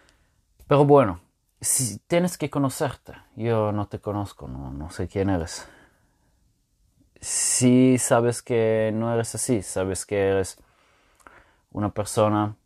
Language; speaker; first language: Spanish; non-native, fluent; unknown